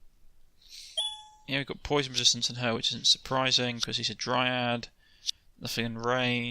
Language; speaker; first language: English; native; English